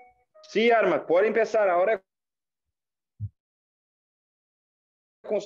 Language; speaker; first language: Spanish; non-native, fluent; Portuguese